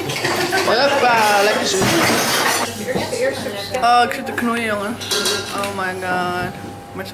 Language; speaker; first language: Dutch; native; Dutch